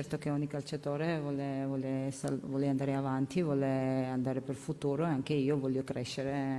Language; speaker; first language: Italian; non-native, learner; Georgian